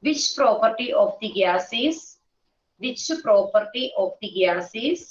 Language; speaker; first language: English; non-native, local second language; Malayalam